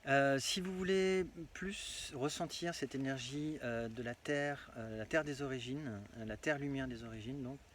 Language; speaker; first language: French; native; French